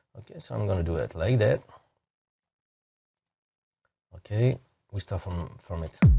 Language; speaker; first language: English; non-native, fluent; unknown